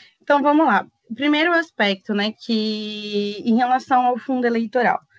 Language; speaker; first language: Portuguese; native; Portuguese